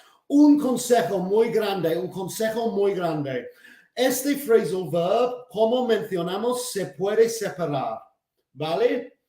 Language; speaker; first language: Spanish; non-native, fluent; English